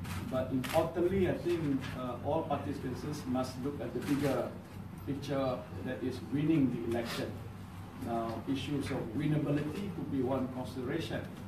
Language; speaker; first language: English; non-native, local second language; Malay